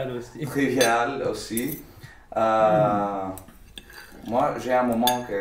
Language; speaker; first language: French; non-native, fluent; Greek